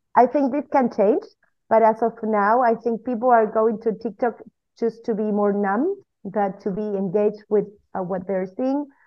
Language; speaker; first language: English; non-native, fluent; Spanish